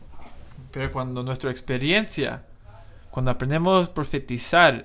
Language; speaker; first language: Spanish; non-native, fluent; English